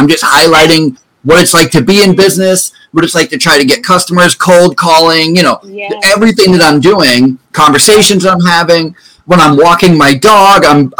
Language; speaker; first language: English; native; English